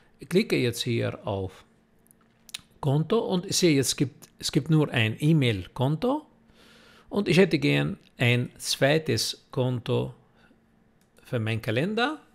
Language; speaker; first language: German; non-native, fluent; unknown